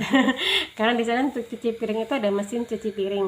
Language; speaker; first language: Indonesian; native; Indonesian